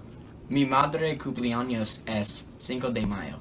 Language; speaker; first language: Spanish; non-native, learner; English